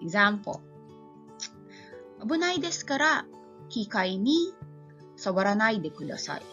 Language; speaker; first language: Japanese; non-native, fluent; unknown